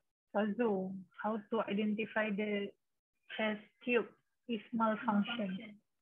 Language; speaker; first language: English; non-native, local second language; Malay